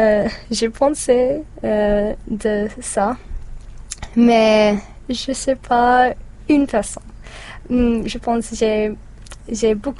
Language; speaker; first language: French; non-native, learner; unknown